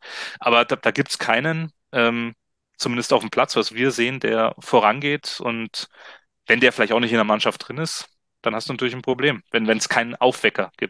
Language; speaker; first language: German; native; German